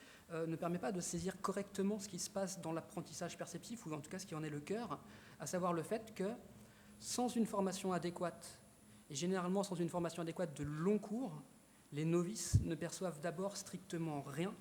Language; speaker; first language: French; native; French